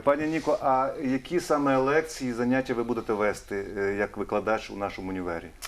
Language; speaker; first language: Ukrainian; native; Ukrainian